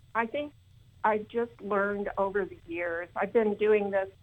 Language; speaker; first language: English; native; English